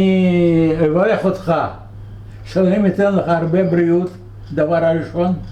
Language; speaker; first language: Hebrew; non-native, fluent; Yiddish